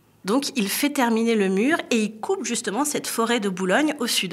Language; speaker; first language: French; native; French